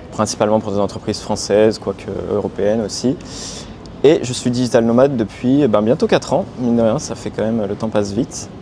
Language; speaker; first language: French; native; French